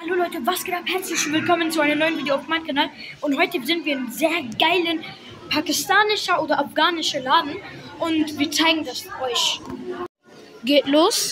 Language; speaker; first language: German; early bilingual, other home language; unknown